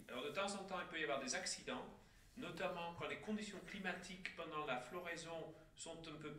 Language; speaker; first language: French; native; French